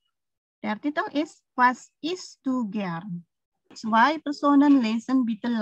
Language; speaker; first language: German; non-native, fluent; Indonesian